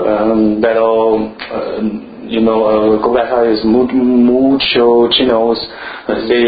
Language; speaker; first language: Spanish; non-native, learner; Chinese